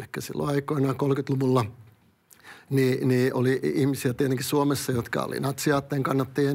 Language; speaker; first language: Finnish; early bilingual, other home language; Swedish